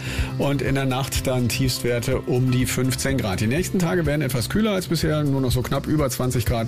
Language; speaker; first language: German; native; German